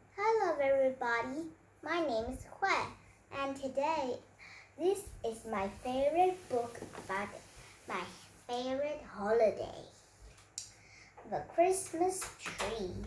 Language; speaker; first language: English; non-native, learner; Vietnamese